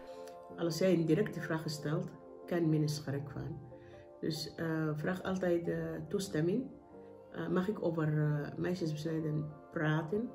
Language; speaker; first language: Dutch; non-native, learner; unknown